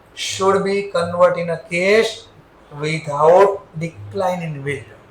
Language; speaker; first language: English; non-native, local second language; Gujarati